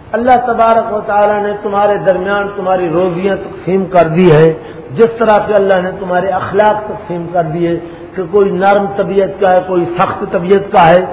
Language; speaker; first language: Urdu; non-native, local second language; Saraiki